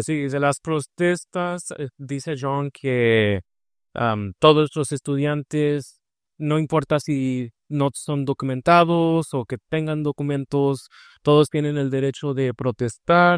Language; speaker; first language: Spanish; early bilingual, heritage; Spanish